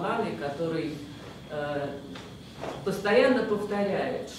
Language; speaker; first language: Russian; native; Russian